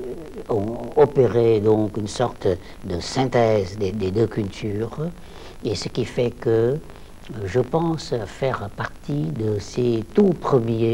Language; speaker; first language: French; non-native, local second language; Vietnamese